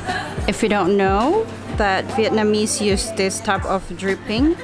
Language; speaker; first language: English; non-native, fluent; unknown